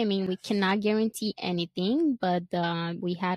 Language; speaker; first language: English; non-native, fluent; Bulgarian